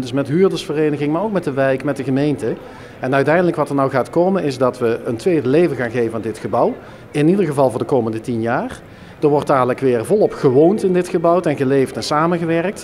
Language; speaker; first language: Dutch; native; Dutch